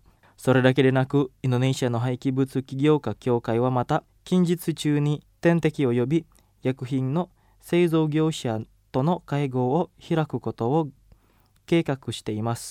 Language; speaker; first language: Japanese; non-native, fluent; Indonesian